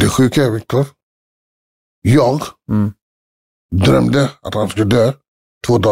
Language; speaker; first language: Swedish; early bilingual, other home language; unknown